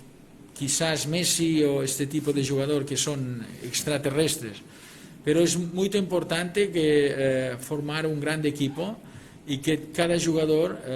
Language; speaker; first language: Spanish; non-native, local second language; Catalan